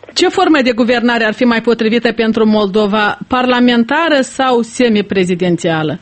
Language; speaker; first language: Romanian; native; Romanian